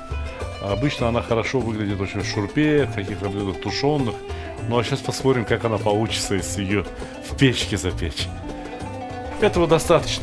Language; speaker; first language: Russian; native; Russian